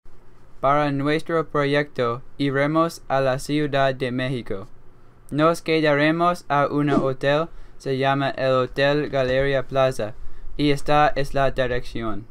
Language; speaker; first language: Spanish; non-native, learner; English